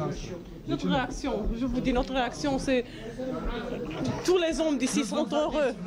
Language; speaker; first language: French; non-native, learner; Romanian